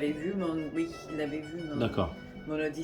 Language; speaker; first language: French; non-native, fluent; English